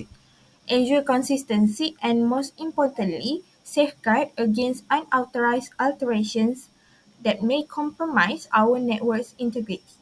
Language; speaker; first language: English; non-native, local second language; Malay